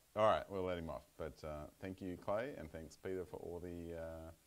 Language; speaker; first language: English; native; English